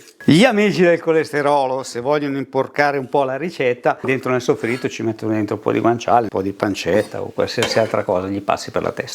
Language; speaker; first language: Italian; native; Italian